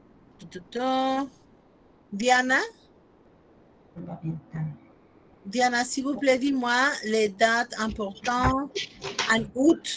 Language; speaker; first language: French; non-native, fluent; Spanish